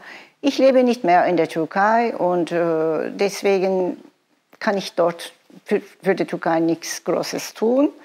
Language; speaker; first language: German; non-native, fluent; Turkish